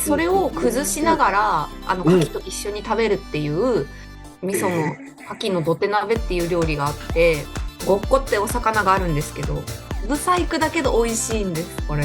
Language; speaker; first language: Japanese; native; Japanese